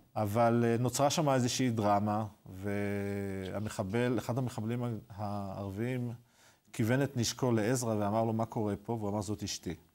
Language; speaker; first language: Hebrew; native; Hebrew